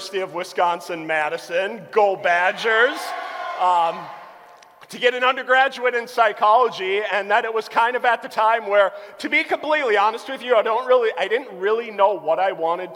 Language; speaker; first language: English; native; English